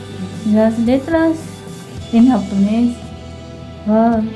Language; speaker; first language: Spanish; non-native, learner; Japanese